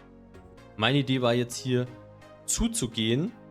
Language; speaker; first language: German; native; German